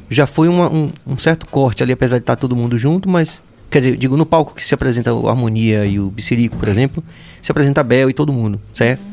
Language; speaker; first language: Portuguese; native; Portuguese